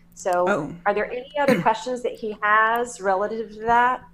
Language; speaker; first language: English; native; English